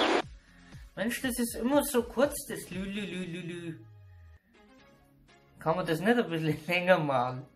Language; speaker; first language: German; native; German